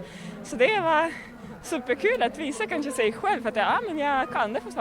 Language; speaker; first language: Swedish; non-native, fluent; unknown